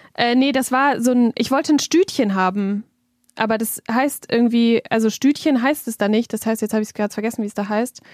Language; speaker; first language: German; native; German